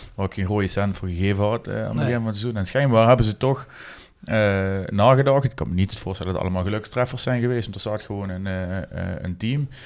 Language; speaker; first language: Dutch; native; Dutch